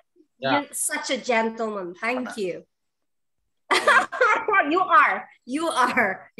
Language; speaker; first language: English; non-native, fluent; Indonesian